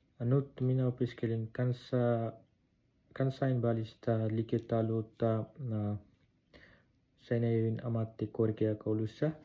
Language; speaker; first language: Finnish; non-native, learner; Nepali